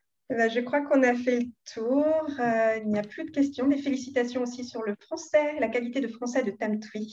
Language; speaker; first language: French; native; French